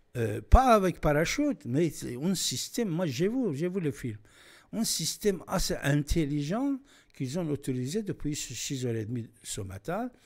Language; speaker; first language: French; non-native, fluent; Persian